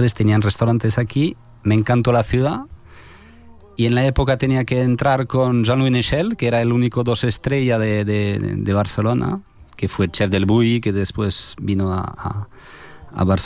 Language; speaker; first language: Spanish; non-native, fluent; French